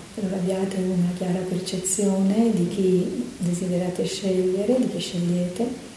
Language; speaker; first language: Italian; native; Italian